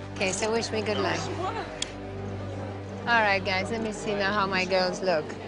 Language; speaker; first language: English; non-native, fluent; French